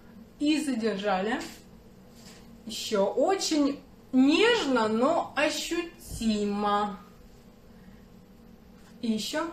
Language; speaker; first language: Russian; native; Russian